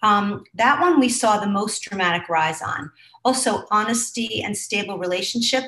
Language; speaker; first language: English; native; English